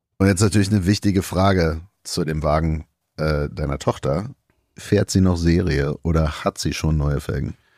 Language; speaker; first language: German; early bilingual, heritage; German